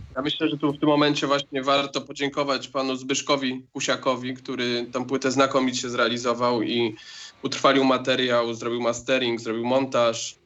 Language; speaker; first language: Polish; native; Polish